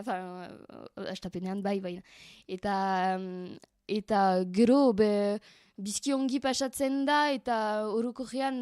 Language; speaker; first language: Basque; non-native, learner; French